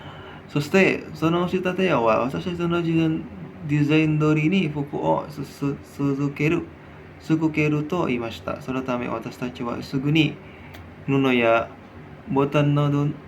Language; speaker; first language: Japanese; non-native, learner; Indonesian